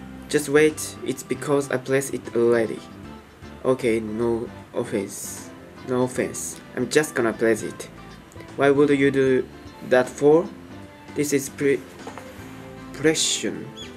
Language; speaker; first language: English; non-native, learner; Japanese